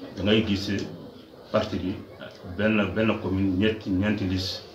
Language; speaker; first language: Wolof; non-native, local second language; Fula